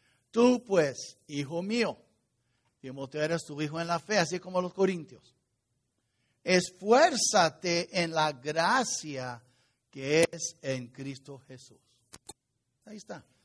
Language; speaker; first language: Spanish; non-native, fluent; English